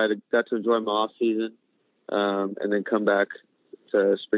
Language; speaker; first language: English; native; English